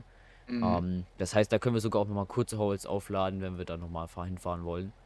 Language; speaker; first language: German; native; German